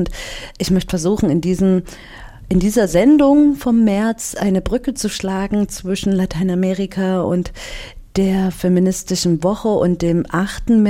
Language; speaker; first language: German; native; German